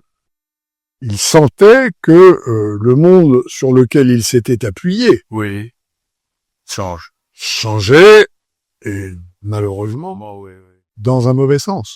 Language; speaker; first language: French; native; French